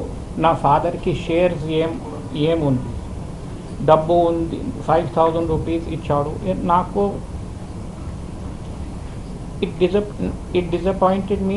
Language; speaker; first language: Telugu; early bilingual, heritage; Telugu